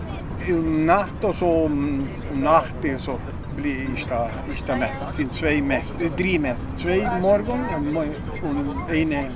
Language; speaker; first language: German; early bilingual, heritage; German